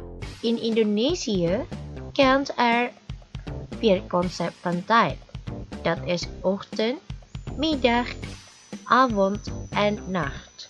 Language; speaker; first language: Dutch; non-native, fluent; Indonesian